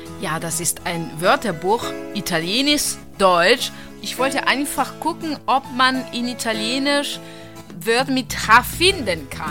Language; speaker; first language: German; non-native, fluent; Italian